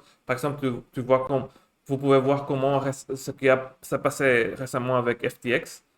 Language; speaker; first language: French; non-native, fluent; Spanish